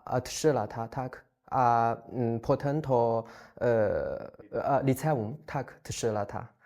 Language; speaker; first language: Polish; non-native, fluent; Chinese